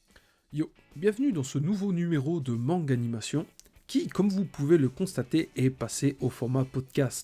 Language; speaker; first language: French; native; French